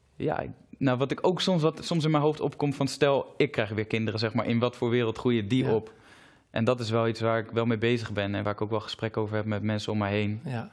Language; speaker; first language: Dutch; native; Dutch